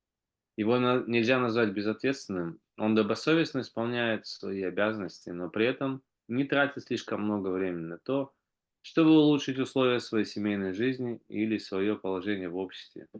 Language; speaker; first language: Russian; native; Russian